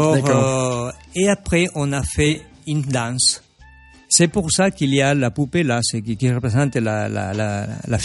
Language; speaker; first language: French; non-native, fluent; Spanish